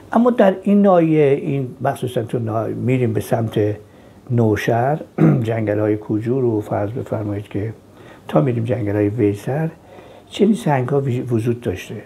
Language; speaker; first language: Persian; native; Persian